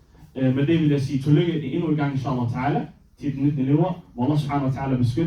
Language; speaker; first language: Danish; early bilingual, other home language; Somali